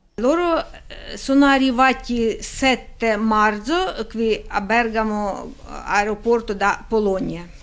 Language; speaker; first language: Italian; non-native, learner; Ukrainian